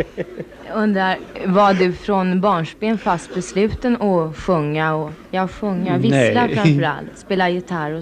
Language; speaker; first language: Swedish; native; Swedish